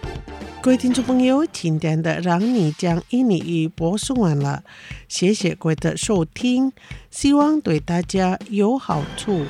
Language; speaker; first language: Chinese; non-native, learner; Indonesian